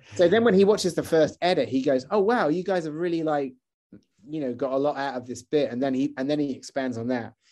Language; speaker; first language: English; native; English